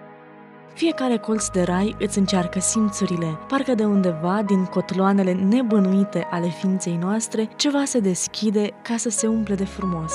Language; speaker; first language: Romanian; native; Romanian